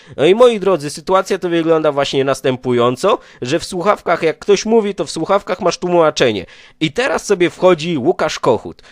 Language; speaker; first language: Polish; native; Polish